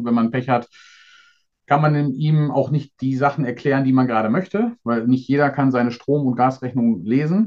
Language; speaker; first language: German; native; German